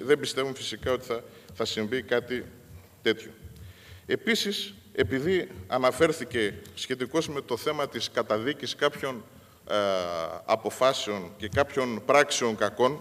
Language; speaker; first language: Greek; native; Greek